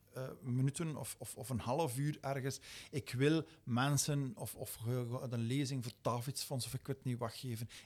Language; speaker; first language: Dutch; native; Dutch